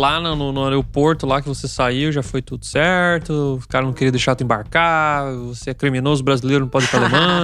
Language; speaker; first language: Portuguese; native; Portuguese